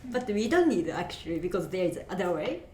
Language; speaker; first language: English; non-native, learner; Japanese